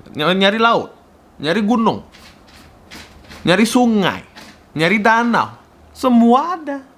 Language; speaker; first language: Indonesian; non-native, fluent; Russian